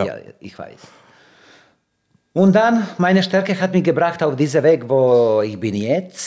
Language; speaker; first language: German; non-native, learner; Serbian